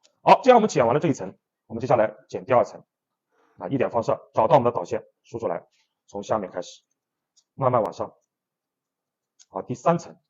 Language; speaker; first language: Chinese; native; Chinese